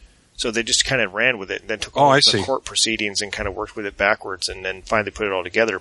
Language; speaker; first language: English; native; English